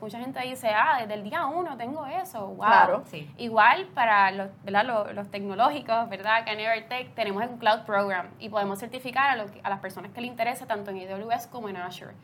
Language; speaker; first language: Spanish; native; Spanish